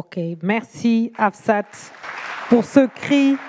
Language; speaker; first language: French; non-native, learner; English